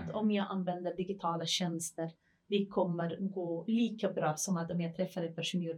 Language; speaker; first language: Swedish; non-native, fluent; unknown